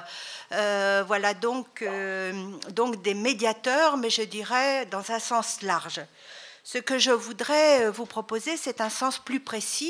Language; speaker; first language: French; native; French